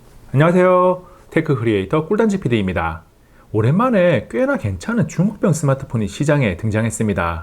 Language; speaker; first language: Korean; native; Korean